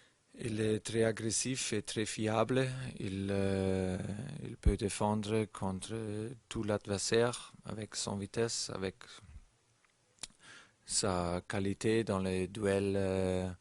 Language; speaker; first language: French; non-native, learner; German